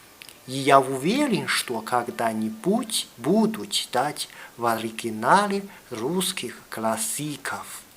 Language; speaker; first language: Russian; non-native, learner; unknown